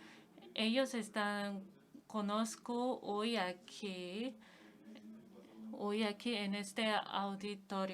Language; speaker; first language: Spanish; non-native, fluent; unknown